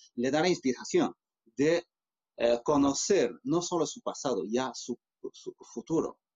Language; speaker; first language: Spanish; non-native, fluent; Chinese